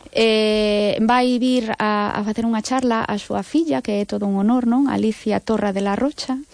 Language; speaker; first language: Galician; non-native, local second language; Spanish